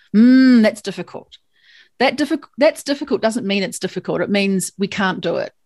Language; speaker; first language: English; native; English